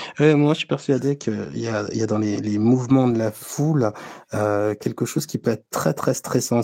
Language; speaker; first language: French; native; French